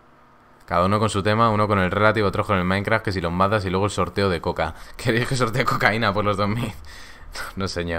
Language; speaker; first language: Spanish; native; Spanish